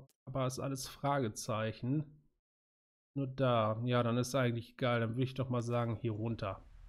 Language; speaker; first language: German; native; German